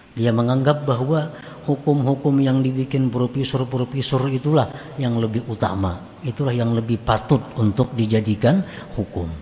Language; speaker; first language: Indonesian; native; Indonesian